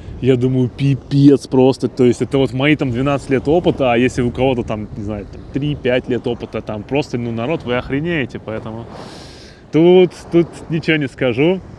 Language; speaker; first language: Russian; native; Russian